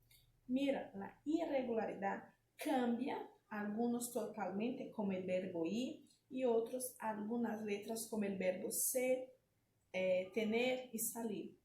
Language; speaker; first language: Spanish; non-native, fluent; Portuguese